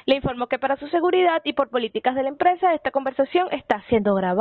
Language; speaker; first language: Spanish; native; Spanish